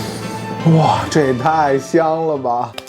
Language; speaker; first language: Chinese; native; Chinese